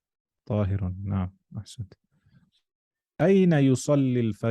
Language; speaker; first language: Arabic; non-native, fluent; English